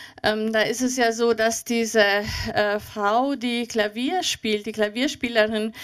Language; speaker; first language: German; native; German